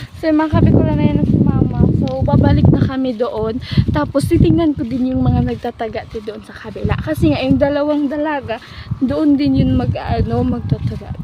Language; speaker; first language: Filipino; non-native, local second language; Bikol